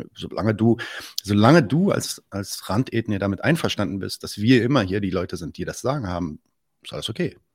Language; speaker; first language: German; early bilingual, other home language; Arabic